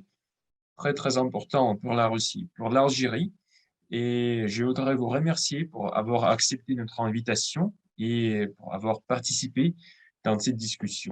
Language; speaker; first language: French; non-native, fluent; Russian